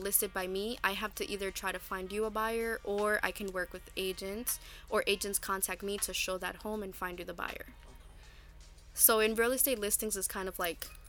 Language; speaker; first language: English; native; English